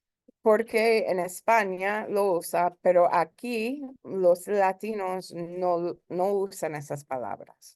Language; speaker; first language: Spanish; early bilingual, heritage; Spanish